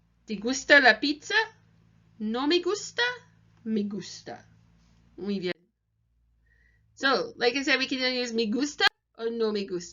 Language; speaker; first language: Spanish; non-native, learner; English